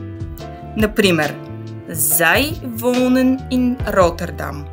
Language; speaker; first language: Dutch; non-native, fluent; Bulgarian